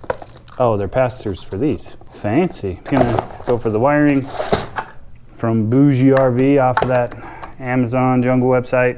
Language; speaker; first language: English; native; English